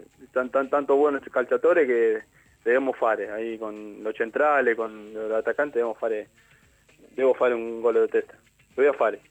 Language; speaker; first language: Italian; non-native, learner; Spanish